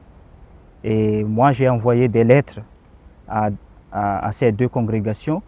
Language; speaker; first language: French; non-native, local second language; Malagasy